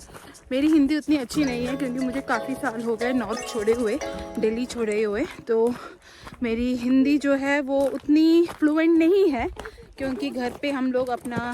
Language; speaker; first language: Hindi; non-native, local second language; Malayalam